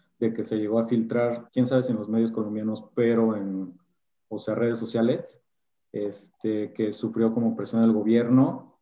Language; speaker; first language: Spanish; native; Spanish